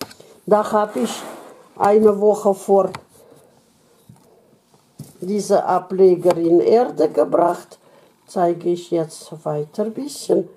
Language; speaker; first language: German; non-native, fluent; Russian